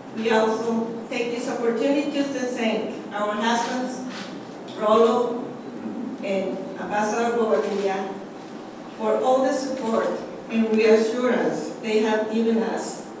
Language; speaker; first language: English; non-native, fluent; Spanish